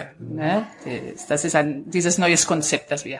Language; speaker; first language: German; non-native, learner; Spanish